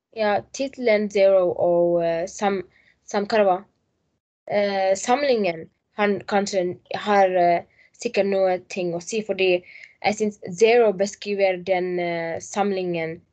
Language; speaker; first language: Norwegian; non-native, learner; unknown